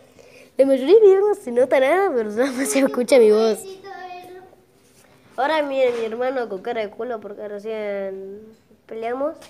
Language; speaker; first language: Spanish; native; Spanish